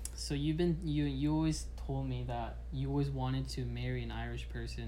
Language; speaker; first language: English; early bilingual, other home language; Japanese